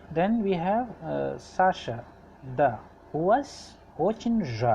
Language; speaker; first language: Russian; non-native, fluent; Hindi